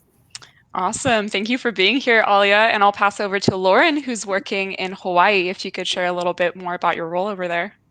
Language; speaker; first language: English; native; English